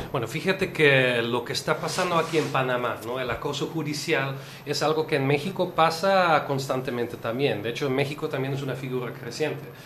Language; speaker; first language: Spanish; non-native, fluent; Dutch